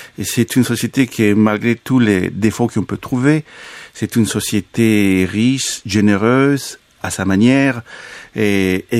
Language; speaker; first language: French; non-native, fluent; Spanish